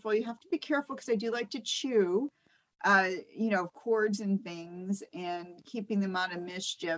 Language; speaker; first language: English; native; English